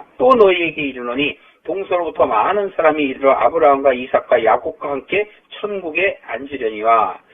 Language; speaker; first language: Korean; native; Korean